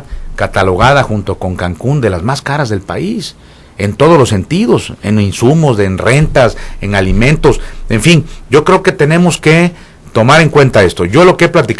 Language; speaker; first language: Spanish; native; Spanish